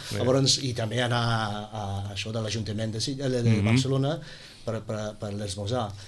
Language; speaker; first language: Catalan; non-native, fluent; English